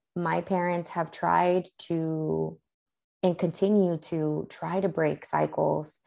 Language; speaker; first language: English; early bilingual, other home language; Spanish